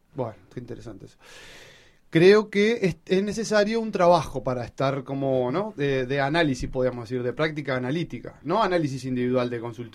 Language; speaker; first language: Spanish; native; Spanish